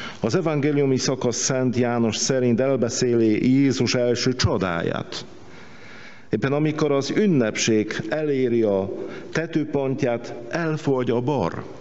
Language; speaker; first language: Hungarian; non-native, fluent; Polish